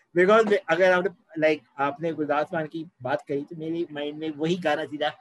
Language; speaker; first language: Hindi; native; Hindi